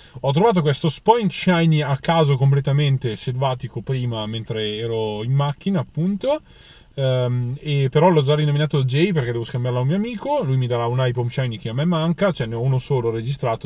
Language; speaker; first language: Italian; native; Italian